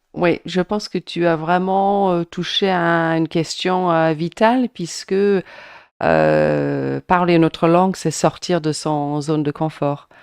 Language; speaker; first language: French; non-native, fluent; English